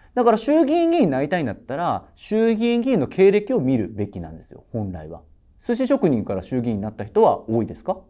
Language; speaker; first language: Japanese; native; Japanese